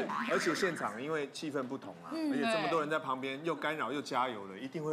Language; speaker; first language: Chinese; native; Chinese